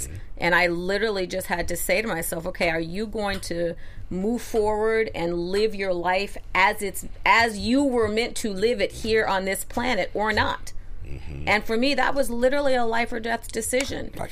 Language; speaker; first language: English; native; English